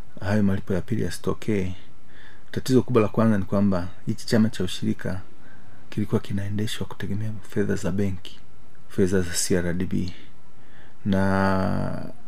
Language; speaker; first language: Swahili; native; Swahili